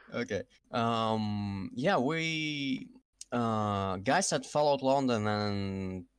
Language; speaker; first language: English; non-native, fluent; Russian